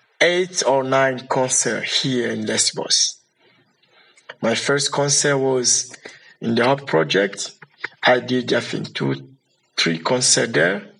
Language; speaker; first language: English; non-native, learner; Lingala